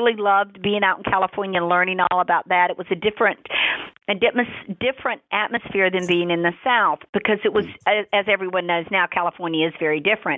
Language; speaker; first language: English; native; English